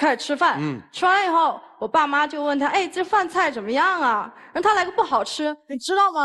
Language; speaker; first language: Chinese; native; Chinese